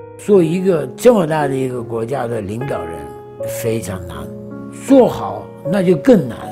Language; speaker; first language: Chinese; non-native, fluent; Turkish